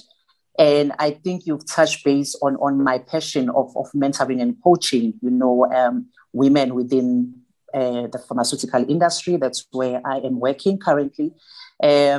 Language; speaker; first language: English; non-native, local second language; Zulu